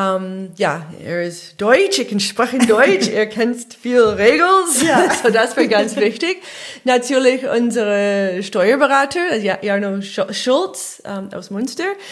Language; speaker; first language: German; non-native, learner; English